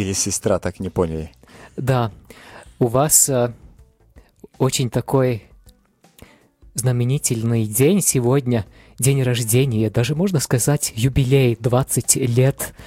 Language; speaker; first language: Russian; non-native, fluent; Latvian